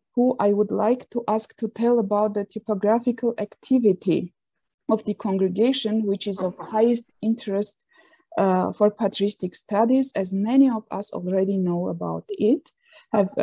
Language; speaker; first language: English; non-native, fluent; Armenian